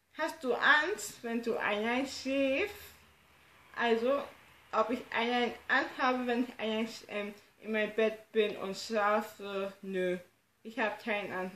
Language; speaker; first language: German; early bilingual, other home language; Turkish